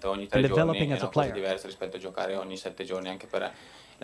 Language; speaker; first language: Italian; native; Italian